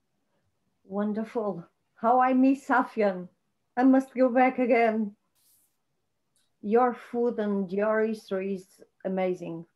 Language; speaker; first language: English; non-native, fluent; Portuguese